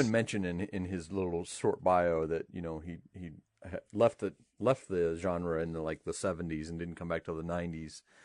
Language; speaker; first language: English; native; English